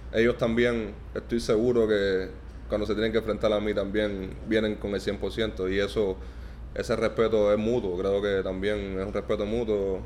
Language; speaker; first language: Spanish; native; Spanish